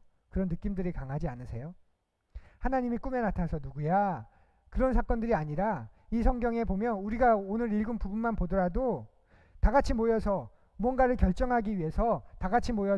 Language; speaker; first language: Korean; native; Korean